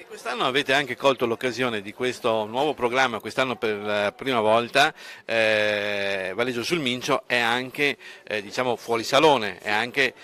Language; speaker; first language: Italian; native; Italian